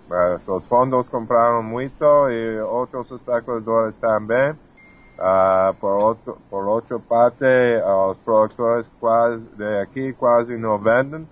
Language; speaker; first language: Portuguese; non-native, fluent; English